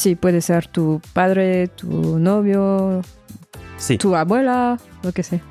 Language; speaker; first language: Spanish; non-native, fluent; French